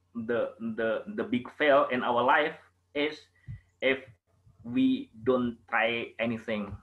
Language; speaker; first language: English; non-native, learner; Indonesian